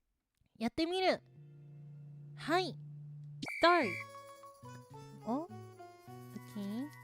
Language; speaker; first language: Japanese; native; Japanese